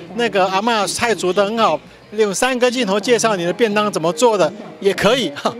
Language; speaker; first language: Chinese; native; Chinese